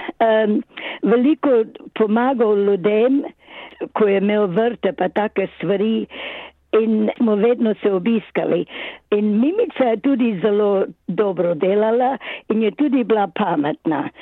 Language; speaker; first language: Slovenian; early bilingual, other home language; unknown